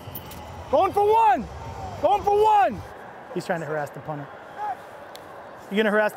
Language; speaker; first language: English; native; English